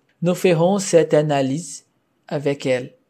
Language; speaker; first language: French; non-native, fluent; Portuguese